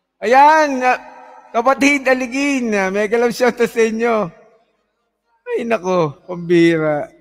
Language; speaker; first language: Filipino; native; Filipino